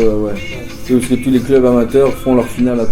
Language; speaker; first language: French; native; French